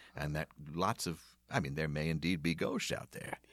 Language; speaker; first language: English; native; English